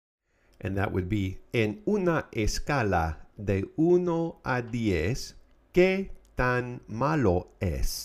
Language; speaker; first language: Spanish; non-native, fluent; English